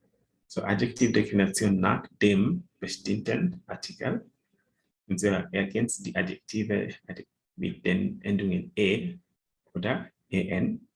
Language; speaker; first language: German; non-native, fluent; English